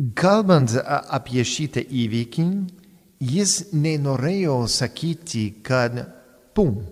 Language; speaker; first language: Lithuanian; non-native, fluent; English